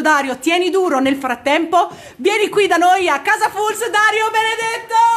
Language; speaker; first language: Italian; native; Italian